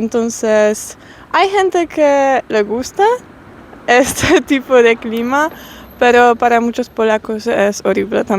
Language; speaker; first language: Spanish; non-native, learner; Polish